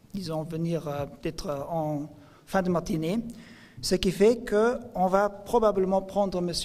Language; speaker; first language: French; non-native, local second language; Luxembourgish